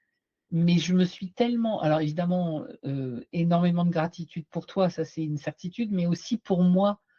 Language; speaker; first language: French; native; French